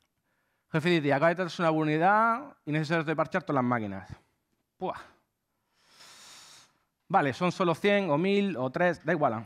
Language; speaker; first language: Spanish; native; Spanish